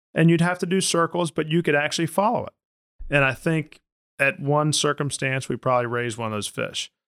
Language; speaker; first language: English; native; English